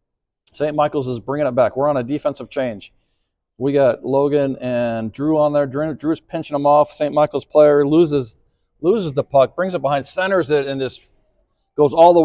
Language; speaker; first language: English; native; English